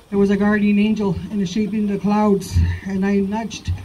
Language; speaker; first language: English; native; English